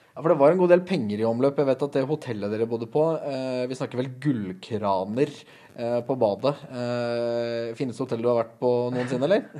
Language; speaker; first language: Norwegian; native; Norwegian